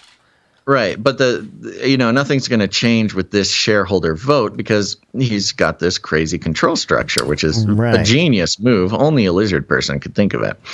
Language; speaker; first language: English; native; English